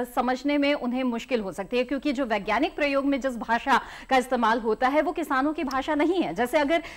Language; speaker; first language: Hindi; native; Hindi